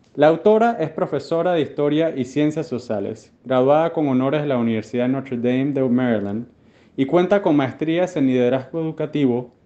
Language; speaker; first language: Spanish; native; Spanish